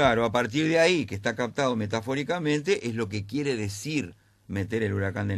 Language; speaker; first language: Spanish; native; Spanish